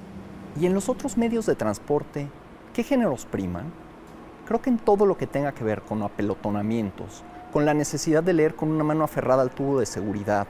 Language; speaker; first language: Spanish; native; Spanish